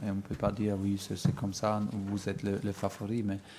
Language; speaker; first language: French; non-native, fluent; German